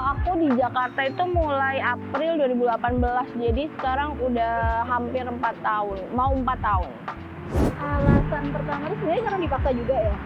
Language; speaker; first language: Indonesian; native; Indonesian